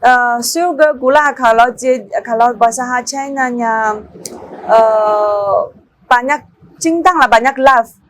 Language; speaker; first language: Indonesian; non-native, learner; Chinese